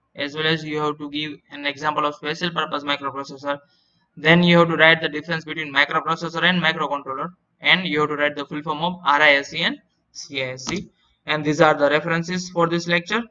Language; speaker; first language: English; non-native, local second language; Gujarati